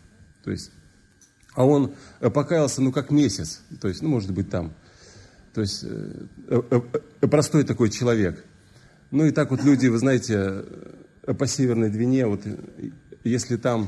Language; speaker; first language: Russian; native; Russian